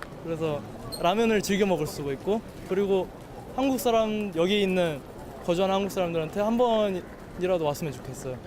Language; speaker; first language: Korean; early bilingual, heritage; Korean